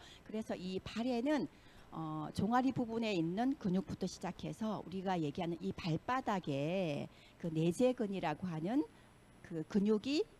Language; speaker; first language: Korean; native; Korean